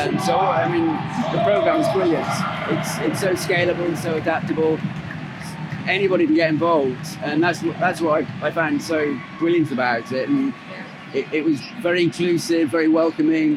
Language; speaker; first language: English; native; English